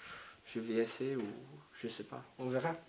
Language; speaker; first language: French; non-native, learner; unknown